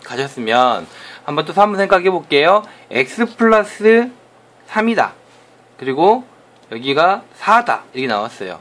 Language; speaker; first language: Korean; native; Korean